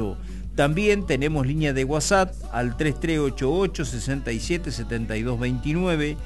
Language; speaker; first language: Spanish; native; Spanish